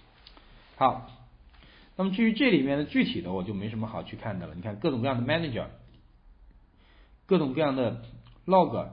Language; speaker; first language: Chinese; native; Chinese